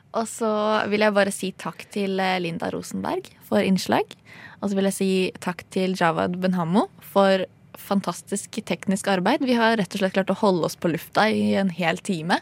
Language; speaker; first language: Norwegian; native; Norwegian